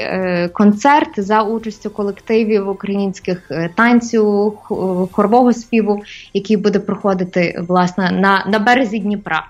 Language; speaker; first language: Ukrainian; native; Ukrainian